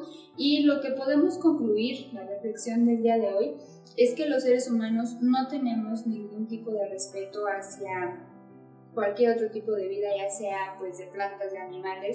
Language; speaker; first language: Spanish; native; Spanish